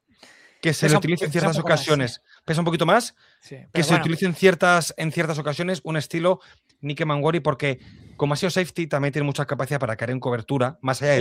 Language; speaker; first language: Spanish; native; Spanish